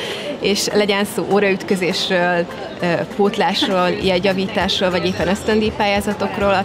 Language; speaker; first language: Hungarian; native; Hungarian